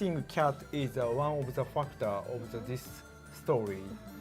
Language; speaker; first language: English; non-native, learner; Japanese